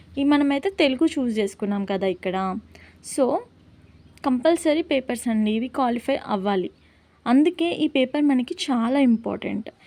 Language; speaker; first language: Telugu; non-native, local second language; Lambadi